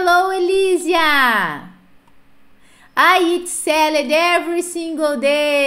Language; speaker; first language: English; non-native, fluent; Portuguese